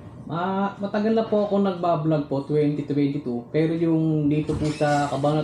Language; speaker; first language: Filipino; native; Filipino